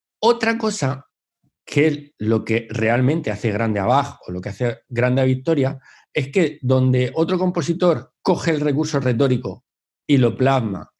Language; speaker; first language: Spanish; native; Spanish